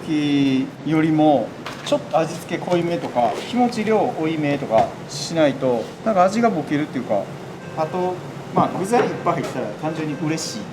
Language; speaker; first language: Japanese; native; Japanese